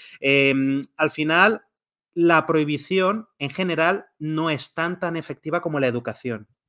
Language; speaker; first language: Spanish; native; Spanish